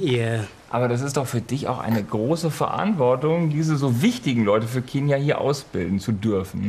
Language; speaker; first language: German; native; German